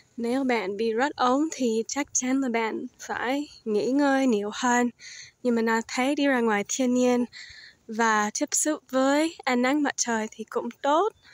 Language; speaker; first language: Vietnamese; early bilingual, heritage; Vietnamese